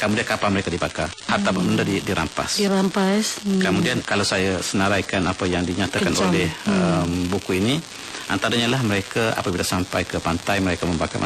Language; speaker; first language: Malay; native; Malay